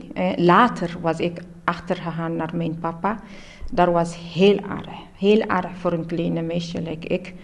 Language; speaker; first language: Dutch; non-native, learner; Tigrinya